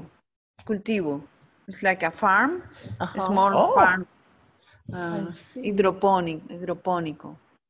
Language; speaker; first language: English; non-native, learner; Spanish